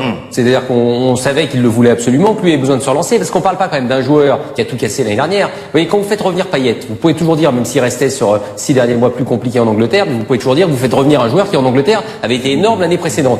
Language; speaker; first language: French; native; French